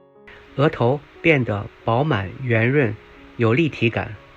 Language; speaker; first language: Chinese; native; Chinese